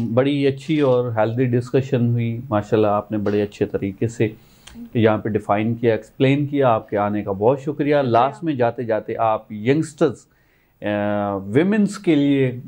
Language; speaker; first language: Urdu; non-native, local second language; Sindhi